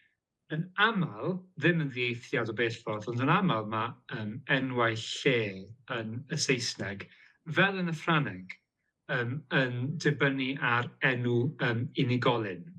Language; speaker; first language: Welsh; native; Welsh